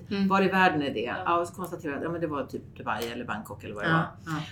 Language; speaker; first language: Swedish; native; Swedish